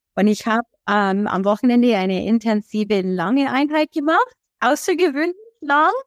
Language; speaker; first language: German; non-native, fluent; English